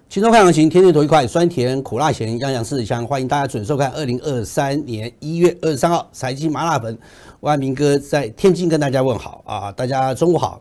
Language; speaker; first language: Chinese; native; Chinese